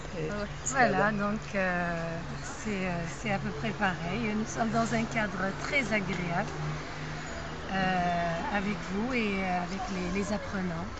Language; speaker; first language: French; non-native, local second language; Arabic